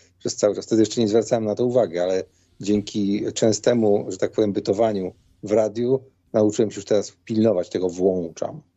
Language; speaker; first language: Polish; native; Polish